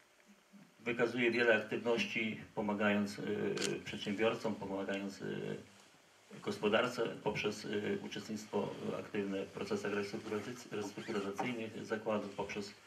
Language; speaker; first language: Polish; native; Polish